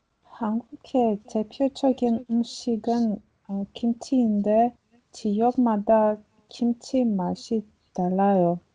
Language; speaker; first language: Korean; non-native, learner; Latvian